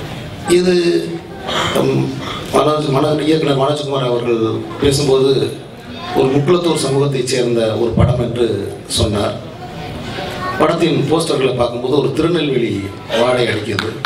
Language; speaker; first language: Tamil; native; Tamil